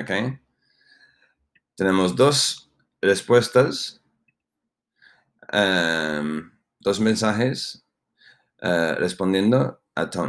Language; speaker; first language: Spanish; non-native, fluent; English